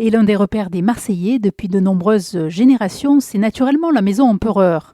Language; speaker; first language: French; native; French